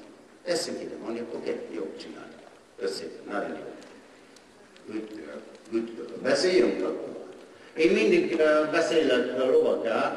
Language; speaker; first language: Hungarian; non-native, learner; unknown